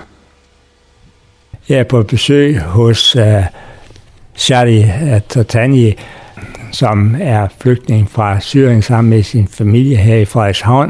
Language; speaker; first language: Danish; native; Danish